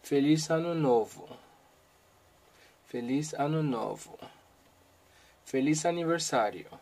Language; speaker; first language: Portuguese; non-native, learner; Haitian Creole